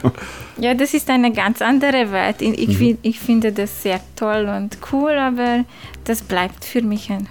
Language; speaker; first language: German; non-native, learner; Hungarian